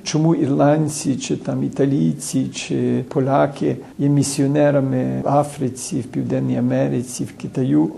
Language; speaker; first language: Ukrainian; early bilingual, heritage; Ukrainian